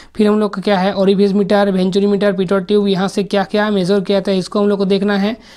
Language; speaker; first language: Hindi; non-native, local second language; Bangla